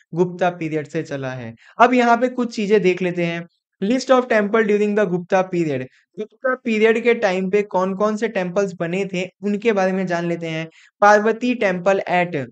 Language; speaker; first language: Hindi; non-native, local second language; Gujarati